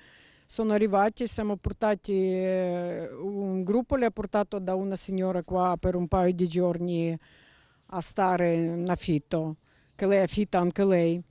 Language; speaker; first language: Italian; non-native, learner; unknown